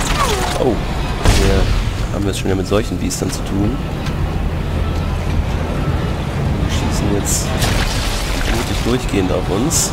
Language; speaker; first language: German; native; German